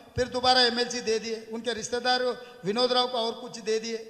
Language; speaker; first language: Hindi; non-native, local second language; Telugu